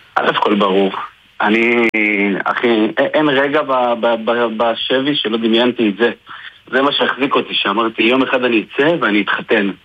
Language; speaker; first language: Hebrew; native; Hebrew